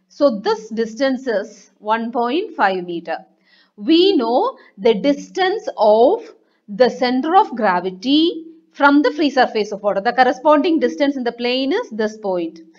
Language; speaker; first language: English; non-native, local second language; Malayalam